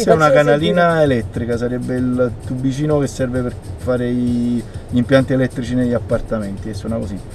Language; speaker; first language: Italian; native; Italian